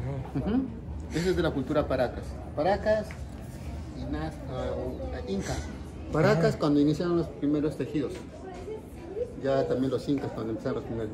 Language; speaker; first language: Spanish; native; Spanish